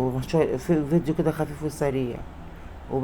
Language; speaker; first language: Arabic; native; Arabic